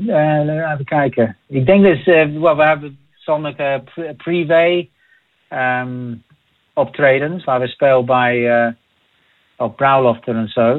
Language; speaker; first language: Dutch; non-native, fluent; English